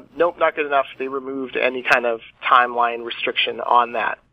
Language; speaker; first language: English; native; English